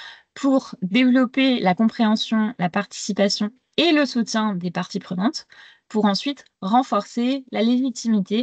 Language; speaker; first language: French; native; French